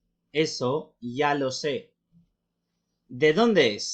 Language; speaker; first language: Spanish; non-native, fluent; Urdu